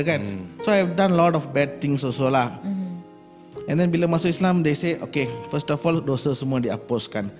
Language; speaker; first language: English; non-native, local second language; Malay